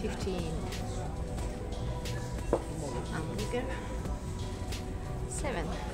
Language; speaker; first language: English; non-native, learner; Russian